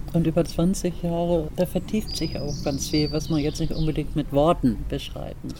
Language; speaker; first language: German; native; German